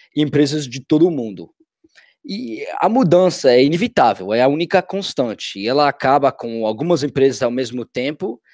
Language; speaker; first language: Portuguese; non-native, fluent; English